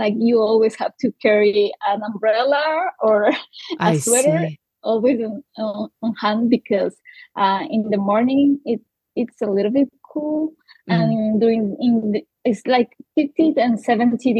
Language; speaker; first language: English; non-native, learner; Spanish